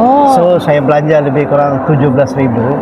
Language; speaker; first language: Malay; non-native, local second language; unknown